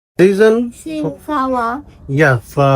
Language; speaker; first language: English; non-native, learner; Bangla